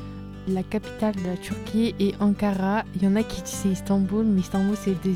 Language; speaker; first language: French; early bilingual, other home language; Turkish